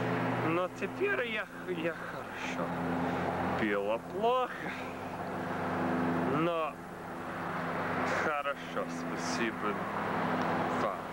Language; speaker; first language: Russian; non-native, learner; English